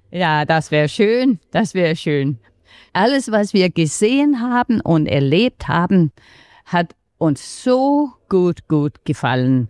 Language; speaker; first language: German; non-native, fluent; Danish